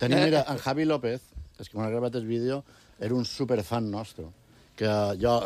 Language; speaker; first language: Catalan; native; Catalan